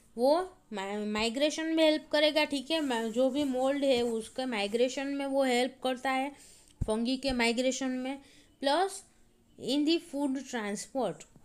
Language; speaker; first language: Hindi; non-native, local second language; Gujarati